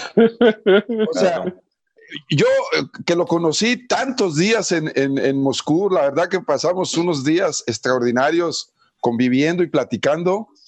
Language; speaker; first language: Spanish; native; Spanish